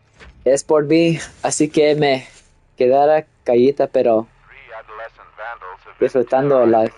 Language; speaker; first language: Spanish; non-native, learner; English